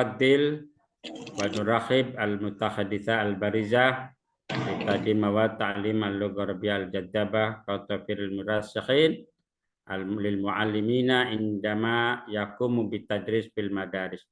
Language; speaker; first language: Arabic; non-native, learner; Indonesian